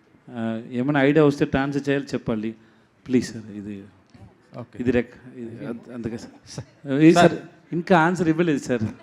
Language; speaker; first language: Telugu; non-native, learner; Tamil